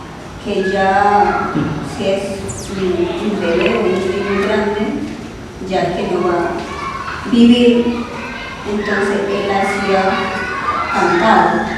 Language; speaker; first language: Spanish; non-native, local second language; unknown